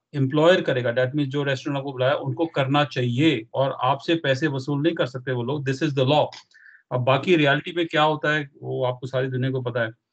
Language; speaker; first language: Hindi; non-native, local second language; Punjabi